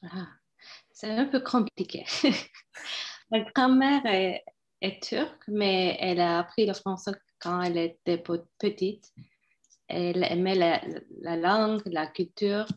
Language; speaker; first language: French; non-native, fluent; Turkish